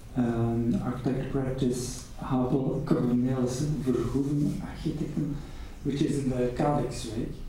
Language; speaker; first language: English; non-native, fluent; Dutch